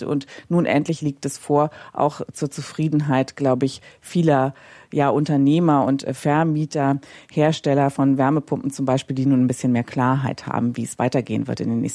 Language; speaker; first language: German; native; German